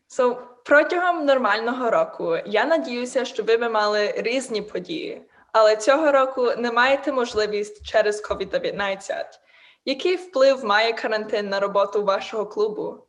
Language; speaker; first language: Ukrainian; early bilingual, heritage; Ukrainian